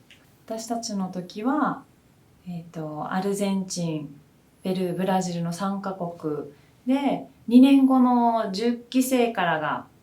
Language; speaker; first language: Japanese; native; Japanese